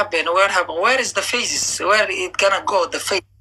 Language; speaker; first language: English; non-native, learner; Somali